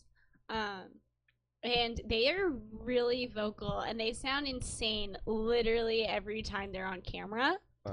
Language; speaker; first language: English; native; English